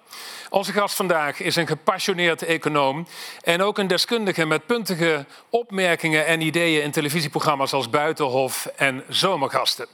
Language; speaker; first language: Dutch; native; Dutch